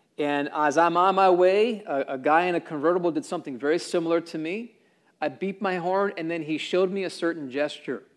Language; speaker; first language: English; native; English